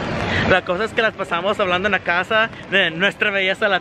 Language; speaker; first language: Spanish; native; Spanish